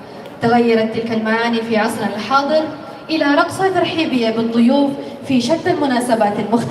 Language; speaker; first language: Arabic; native; Arabic